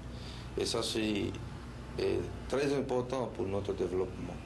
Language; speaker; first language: French; non-native, learner; Spanish